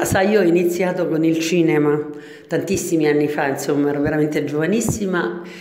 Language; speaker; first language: Italian; native; Italian